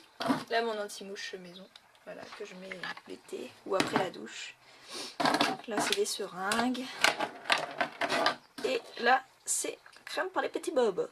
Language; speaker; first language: French; native; French